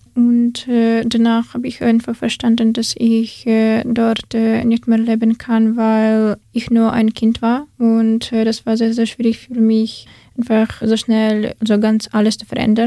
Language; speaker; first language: German; non-native, fluent; Ukrainian